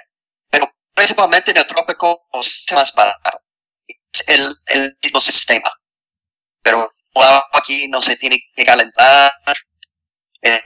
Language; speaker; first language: Spanish; non-native, fluent; English